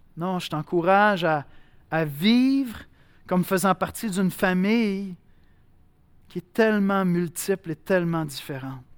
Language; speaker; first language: French; native; French